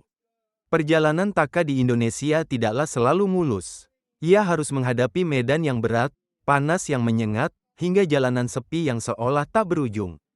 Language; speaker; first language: Indonesian; native; Indonesian